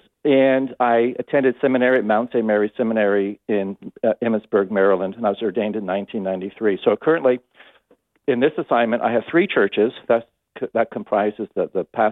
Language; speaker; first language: English; native; English